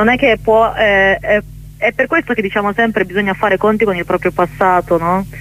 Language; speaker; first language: Italian; early bilingual, other home language; Arabic